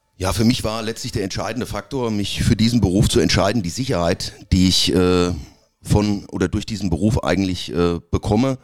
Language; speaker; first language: German; native; German